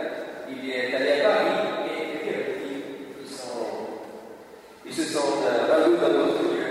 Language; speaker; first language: French; non-native, learner; Italian